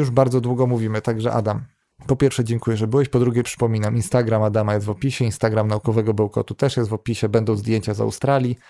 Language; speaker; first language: Polish; native; Polish